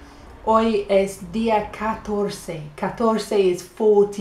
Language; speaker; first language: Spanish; non-native, fluent; English